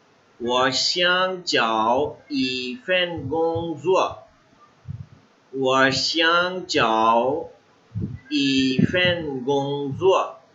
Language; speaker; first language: Chinese; non-native, fluent; Urdu